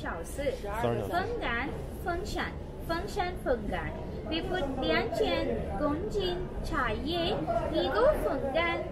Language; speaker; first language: Chinese; non-native, learner; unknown